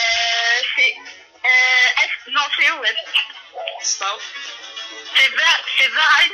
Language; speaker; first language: French; non-native, local second language; Arabic